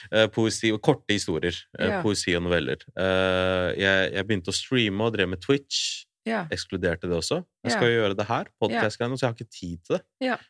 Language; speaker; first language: Norwegian; early bilingual, other home language; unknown